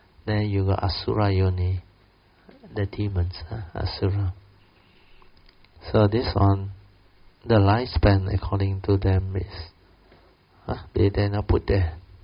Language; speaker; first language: English; non-native, local second language; Min Nan Chinese